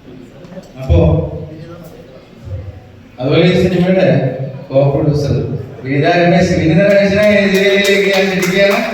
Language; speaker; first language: Malayalam; native; Malayalam